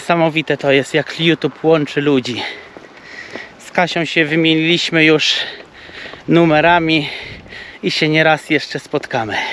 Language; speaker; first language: Polish; native; Polish